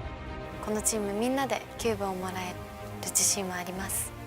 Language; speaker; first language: Japanese; native; Japanese